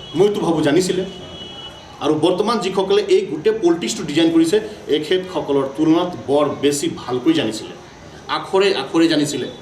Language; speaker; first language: Assamese; non-native, local second language; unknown